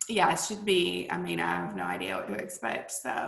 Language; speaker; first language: English; native; English